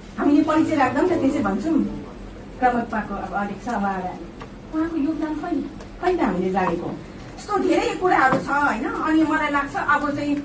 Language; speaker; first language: Nepali; native; Nepali